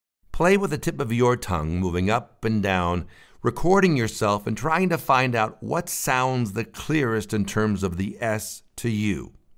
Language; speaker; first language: English; native; English